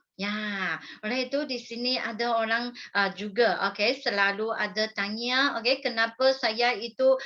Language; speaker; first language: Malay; non-native, local second language; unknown